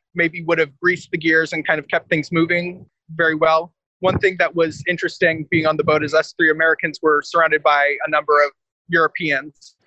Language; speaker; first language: English; native; English